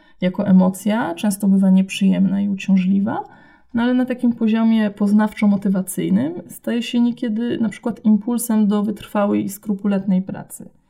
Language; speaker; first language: Polish; native; Polish